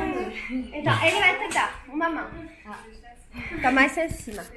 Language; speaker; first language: Portuguese; non-native, learner; French